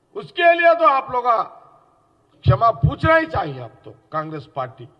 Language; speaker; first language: Hindi; non-native, local second language; Telugu